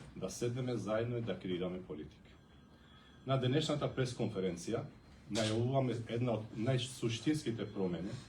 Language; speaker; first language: Macedonian; non-native, local second language; Albanian